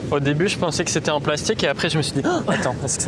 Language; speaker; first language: French; native; French